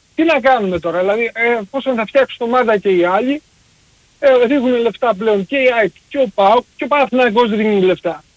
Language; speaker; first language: Greek; early bilingual, heritage; Greek